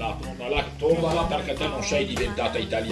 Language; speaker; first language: Italian; native; Italian